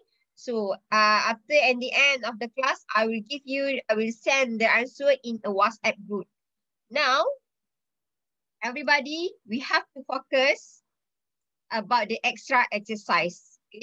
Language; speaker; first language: English; non-native, local second language; Malay